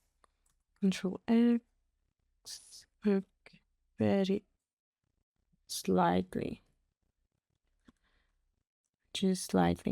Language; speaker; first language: English; non-native, fluent; Russian